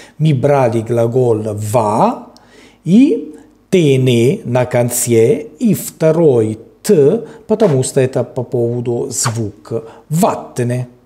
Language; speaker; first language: Russian; non-native, learner; Italian